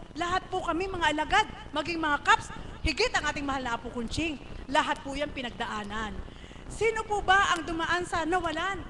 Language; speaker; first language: Filipino; native; Filipino